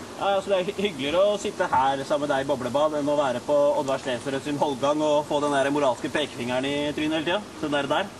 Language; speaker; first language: Norwegian; early bilingual, other home language; Urdu